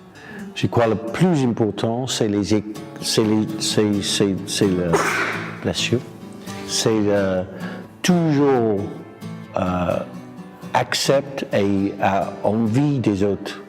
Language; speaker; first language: French; non-native, fluent; English